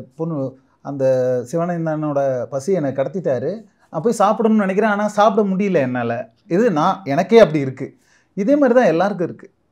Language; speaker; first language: Tamil; native; Tamil